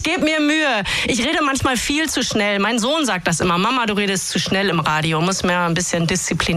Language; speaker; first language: German; native; German